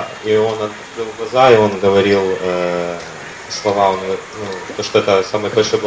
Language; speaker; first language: Russian; native; Russian